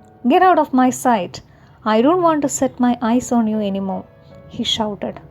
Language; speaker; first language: English; non-native, local second language; Malayalam